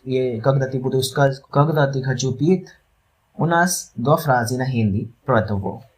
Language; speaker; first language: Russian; non-native, learner; Hindi